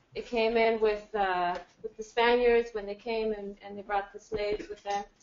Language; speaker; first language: English; native; English